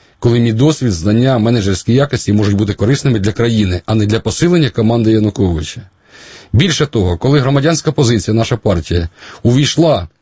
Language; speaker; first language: Ukrainian; native; Ukrainian